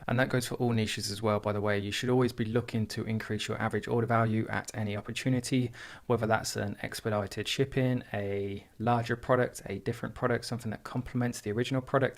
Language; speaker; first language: English; native; English